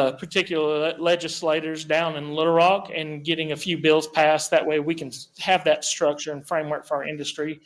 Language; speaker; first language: English; native; English